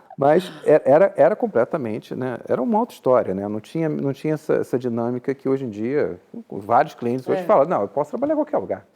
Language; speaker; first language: Portuguese; native; Portuguese